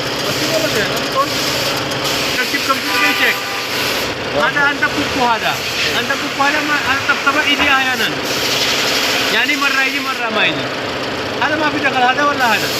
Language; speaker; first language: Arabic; non-native, learner; Hindi